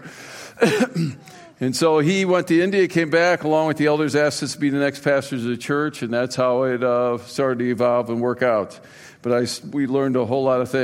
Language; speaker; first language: English; native; English